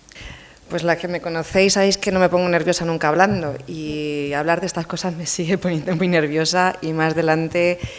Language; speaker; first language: Spanish; native; Spanish